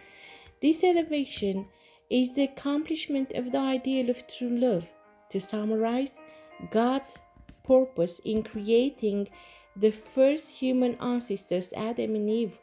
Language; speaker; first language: English; non-native, fluent; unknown